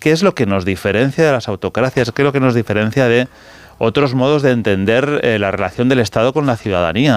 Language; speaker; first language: Spanish; native; Spanish